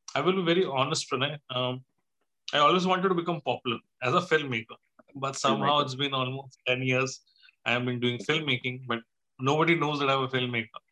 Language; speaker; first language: English; non-native, local second language; Hindi